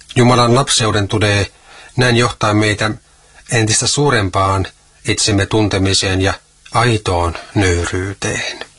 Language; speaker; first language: Finnish; native; Finnish